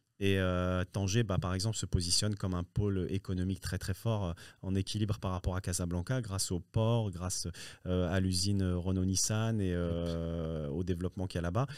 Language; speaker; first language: French; early bilingual, other home language; Riffian